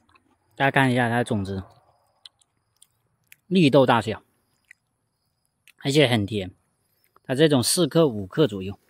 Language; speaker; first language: Chinese; non-native, local second language; Cantonese